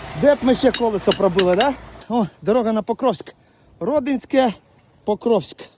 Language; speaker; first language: Ukrainian; native; Ukrainian